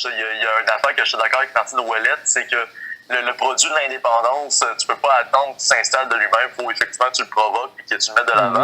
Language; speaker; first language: French; native; French